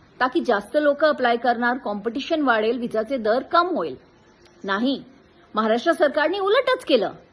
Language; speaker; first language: Marathi; non-native, local second language; Hindi